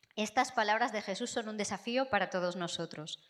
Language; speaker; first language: Spanish; non-native, fluent; English